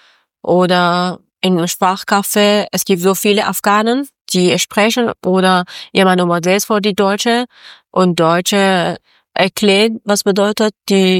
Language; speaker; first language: German; non-native, learner; Persian